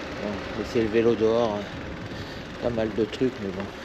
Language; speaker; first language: French; native; French